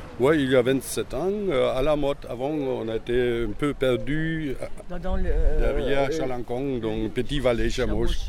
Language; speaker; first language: French; non-native, learner; German